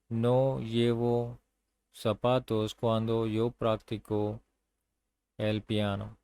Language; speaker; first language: Spanish; non-native, learner; English